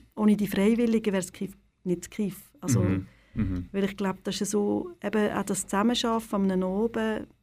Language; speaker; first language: German; native; German